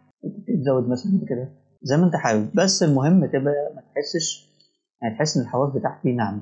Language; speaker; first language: Arabic; native; Arabic